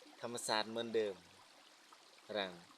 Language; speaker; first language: Thai; non-native, local second language; Lao